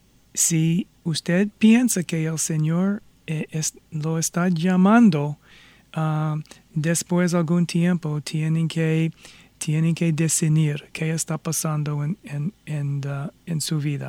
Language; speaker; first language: Spanish; non-native, fluent; English